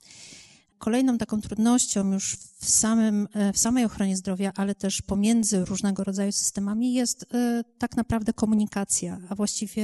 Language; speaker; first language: Polish; native; Polish